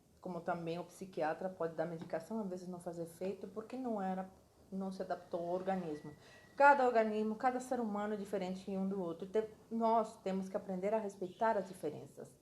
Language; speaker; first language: Portuguese; non-native, fluent; Spanish